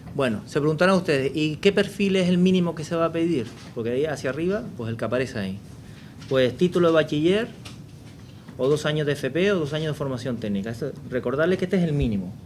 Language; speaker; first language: Spanish; native; Spanish